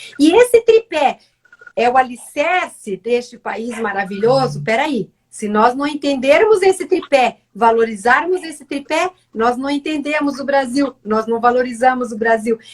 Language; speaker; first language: Portuguese; native; Portuguese